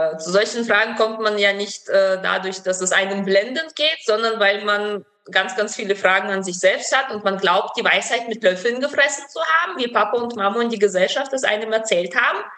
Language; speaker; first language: German; early bilingual, other home language; Russian